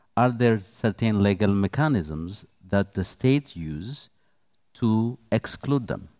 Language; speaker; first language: English; non-native, fluent; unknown